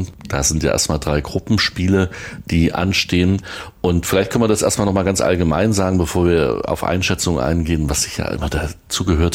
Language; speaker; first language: German; native; German